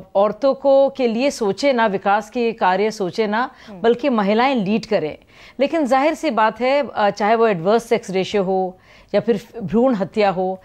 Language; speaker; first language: Hindi; native; Hindi